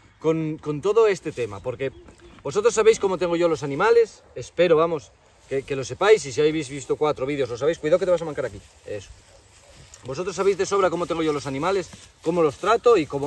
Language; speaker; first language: Spanish; native; Spanish